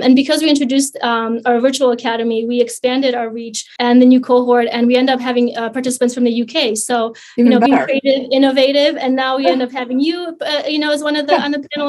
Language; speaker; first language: English; early bilingual, other home language; Polish